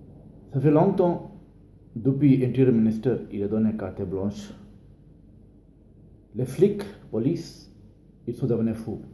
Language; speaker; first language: French; non-native, learner; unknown